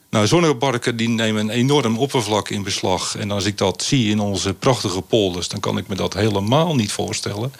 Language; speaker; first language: Dutch; native; Dutch